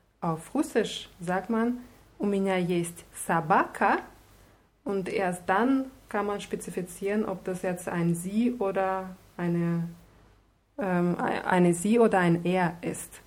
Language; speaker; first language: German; non-native, fluent; Russian